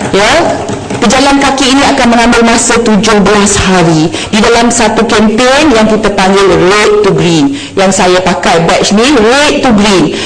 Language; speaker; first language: Malay; native; Malay